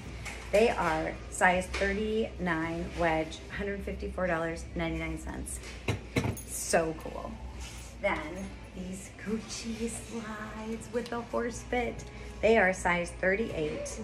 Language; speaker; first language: English; native; English